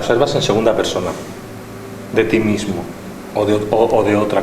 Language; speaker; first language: Spanish; native; Spanish